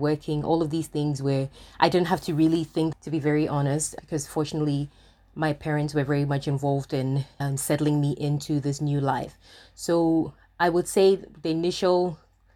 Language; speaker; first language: English; non-native, local second language; Akan